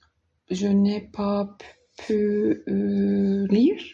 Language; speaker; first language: French; non-native, learner; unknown